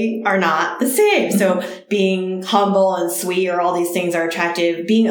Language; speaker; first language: English; early bilingual, other home language; Cantonese